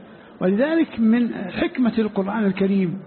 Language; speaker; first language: Arabic; native; Arabic